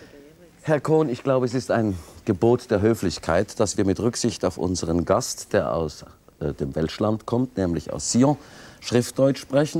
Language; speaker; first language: German; native; German